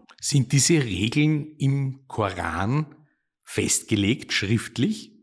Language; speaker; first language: German; native; German